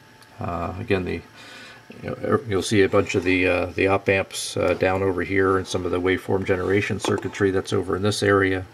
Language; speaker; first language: English; native; English